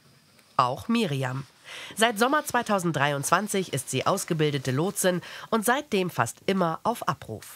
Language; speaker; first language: German; native; German